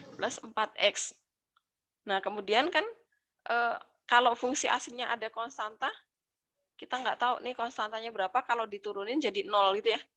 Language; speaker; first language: Indonesian; native; Indonesian